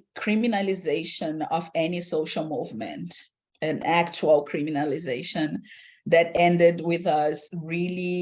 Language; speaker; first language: English; non-native, fluent; Portuguese